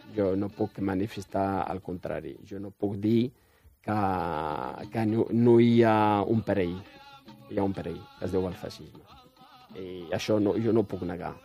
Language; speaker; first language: Catalan; non-native, fluent; Riffian